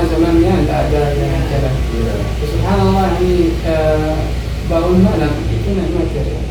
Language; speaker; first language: Indonesian; non-native, learner; Arabic